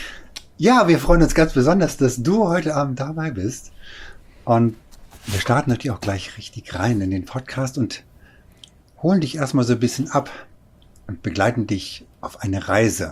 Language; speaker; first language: German; native; German